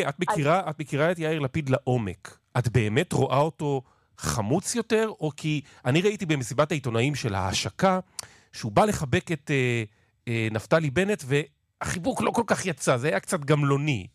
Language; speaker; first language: Hebrew; native; Hebrew